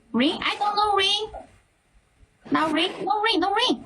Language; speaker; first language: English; non-native, learner; Thai